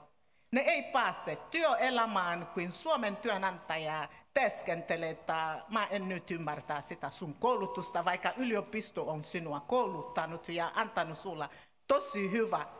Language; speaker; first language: Finnish; non-native, learner; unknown